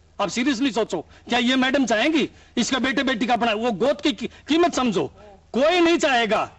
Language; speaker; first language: Hindi; native; Hindi